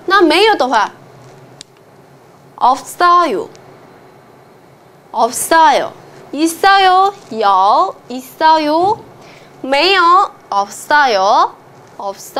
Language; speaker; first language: Korean; non-native, fluent; Chinese